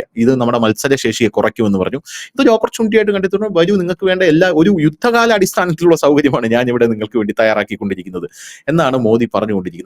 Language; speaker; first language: Malayalam; native; Malayalam